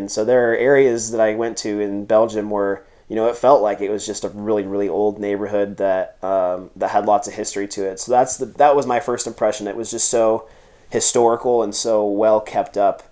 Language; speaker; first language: English; native; English